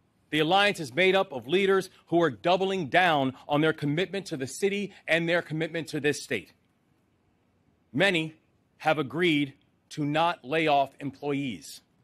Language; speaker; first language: English; native; English